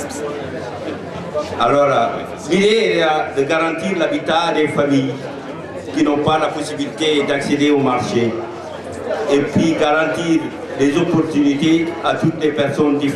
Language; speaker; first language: French; non-native, local second language; Wolof